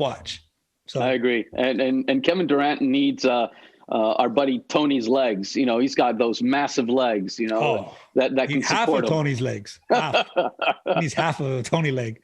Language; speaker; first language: English; native; English